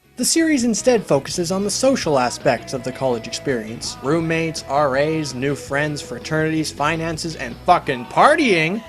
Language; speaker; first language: English; native; English